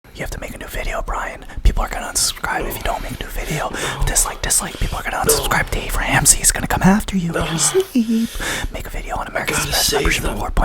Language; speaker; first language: English; native; English